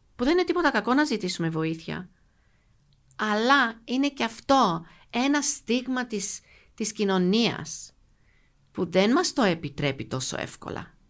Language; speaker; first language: Greek; native; Greek